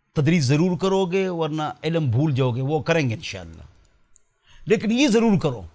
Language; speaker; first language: Urdu; non-native, local second language; Pashto